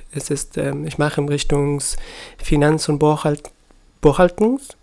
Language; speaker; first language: German; non-native, learner; Persian